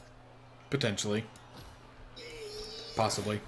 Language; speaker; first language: English; native; English